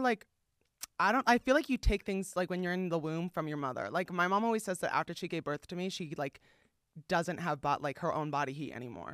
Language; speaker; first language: English; native; English